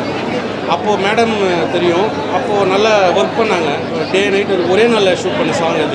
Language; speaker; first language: Tamil; native; Tamil